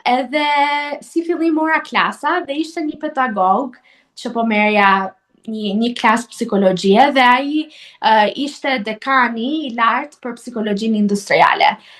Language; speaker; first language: Albanian; native; Albanian